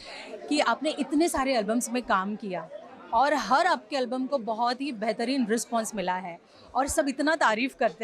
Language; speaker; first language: Hindi; native; Hindi